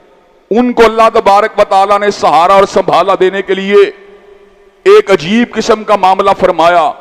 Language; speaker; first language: Urdu; native; Urdu